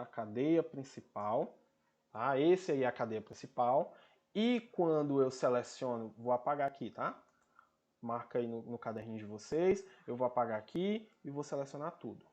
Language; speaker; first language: Portuguese; native; Portuguese